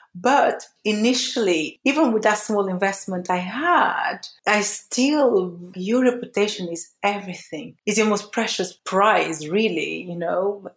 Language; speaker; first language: English; early bilingual, other home language; Portuguese